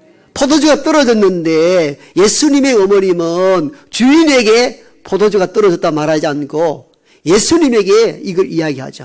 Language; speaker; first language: Korean; native; Korean